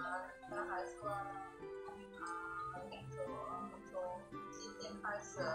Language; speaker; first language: Chinese; non-native, learner; Vietnamese